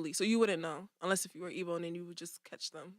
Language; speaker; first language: English; native; English